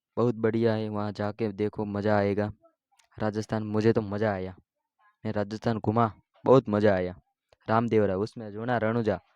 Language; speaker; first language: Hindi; non-native, local second language; Gujarati